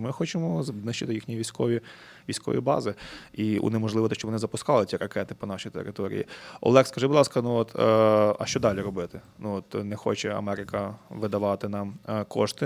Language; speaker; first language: Ukrainian; native; Ukrainian